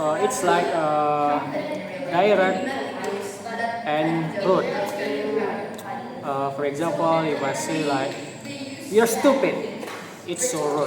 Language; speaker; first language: English; non-native, learner; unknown